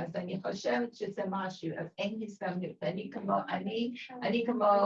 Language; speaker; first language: Hebrew; non-native, learner; English